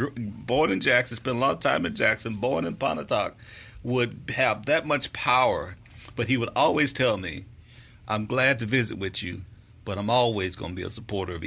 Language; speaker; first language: English; native; English